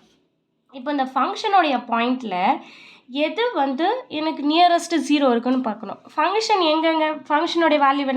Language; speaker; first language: Tamil; native; Tamil